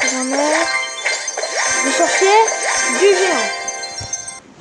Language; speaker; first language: French; native; French